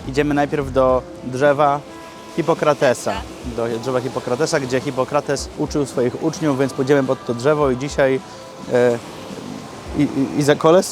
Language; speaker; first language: Polish; native; Polish